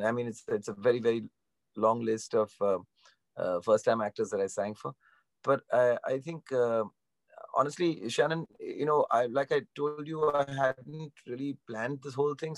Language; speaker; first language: English; non-native, local second language; Bangla